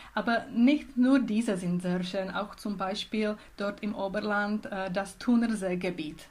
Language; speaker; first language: German; non-native, learner; Czech